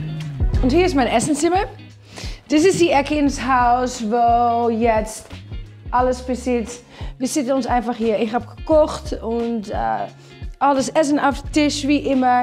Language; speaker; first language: German; non-native, fluent; Dutch